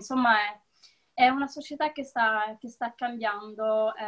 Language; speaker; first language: Italian; early bilingual, other home language; Arabic